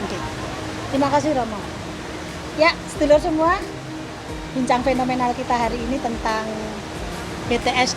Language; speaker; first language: Indonesian; native; Indonesian